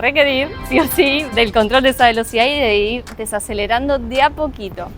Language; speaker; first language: Spanish; native; Spanish